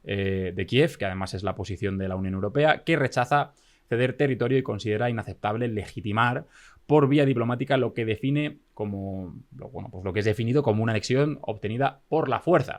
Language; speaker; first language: Spanish; native; Spanish